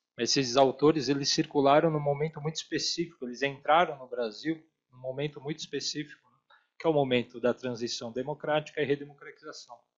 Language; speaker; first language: Portuguese; native; Portuguese